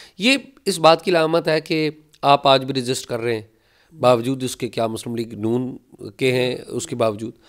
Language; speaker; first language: Urdu; native; Urdu